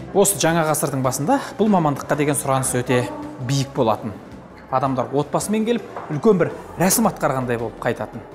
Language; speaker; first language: Kazakh; native; Kazakh